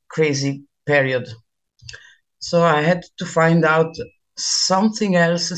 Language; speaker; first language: English; non-native, learner; Italian